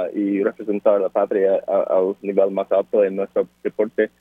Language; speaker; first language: Spanish; early bilingual, other home language; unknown